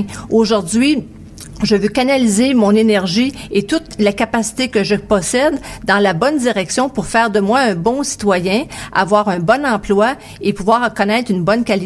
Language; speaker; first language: French; native; French